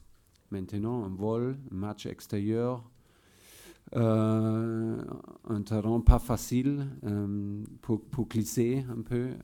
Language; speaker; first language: French; non-native, fluent; German